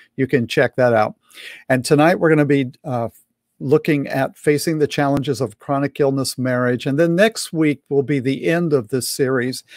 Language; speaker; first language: English; native; English